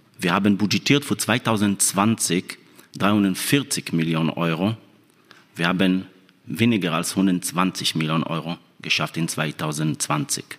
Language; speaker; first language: German; non-native, fluent; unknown